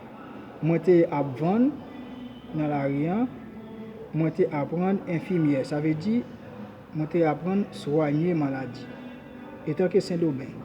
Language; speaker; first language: French; non-native, learner; Haitian Creole